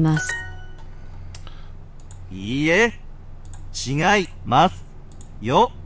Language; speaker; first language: Japanese; non-native, learner; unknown